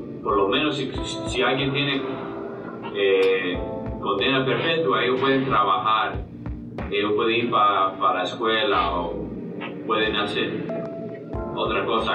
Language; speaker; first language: Spanish; early bilingual, heritage; English